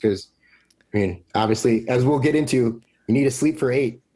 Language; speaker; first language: English; native; English